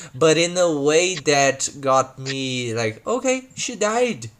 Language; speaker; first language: English; non-native, fluent; Portuguese